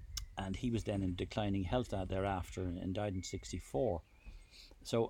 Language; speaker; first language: English; native; English